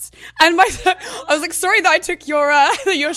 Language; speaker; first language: English; native; English